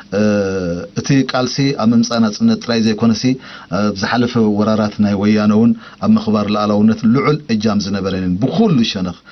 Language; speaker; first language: Tigrinya; native; Tigrinya